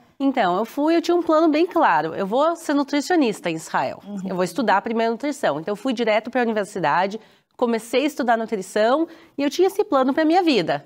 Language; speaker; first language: Portuguese; native; Portuguese